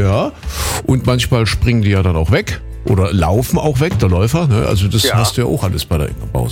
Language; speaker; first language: German; native; German